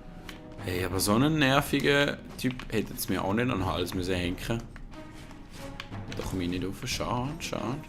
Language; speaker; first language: German; native; German